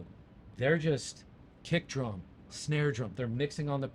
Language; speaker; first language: English; native; English